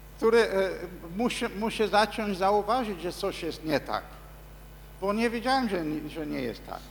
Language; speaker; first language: Polish; non-native, fluent; English